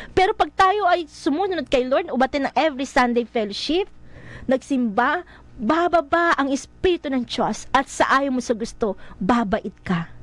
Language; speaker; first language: Filipino; native; Filipino